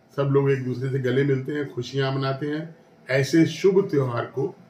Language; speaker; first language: Hindi; native; Hindi